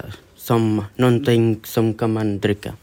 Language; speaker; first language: Swedish; non-native, learner; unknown